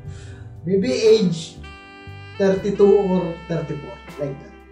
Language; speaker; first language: English; non-native, learner; Filipino